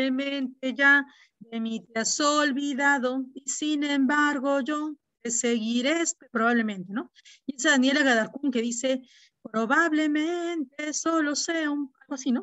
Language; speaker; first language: Spanish; native; Spanish